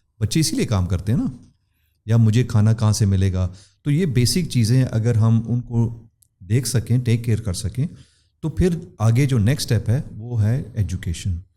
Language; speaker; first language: Urdu; non-native, local second language; Pahari-Potwari